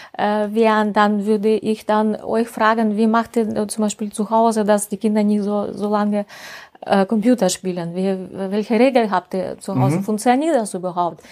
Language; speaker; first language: German; non-native, fluent; Russian